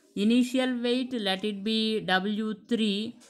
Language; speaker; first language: English; non-native, local second language; Telugu